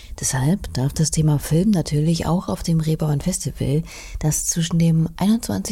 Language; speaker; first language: German; native; German